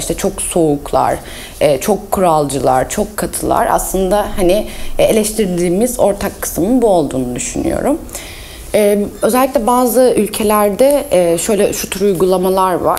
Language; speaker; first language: Turkish; early bilingual, heritage; Turkish